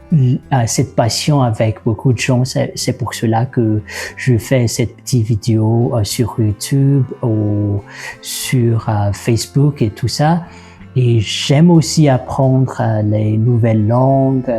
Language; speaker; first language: French; non-native, local second language; Malagasy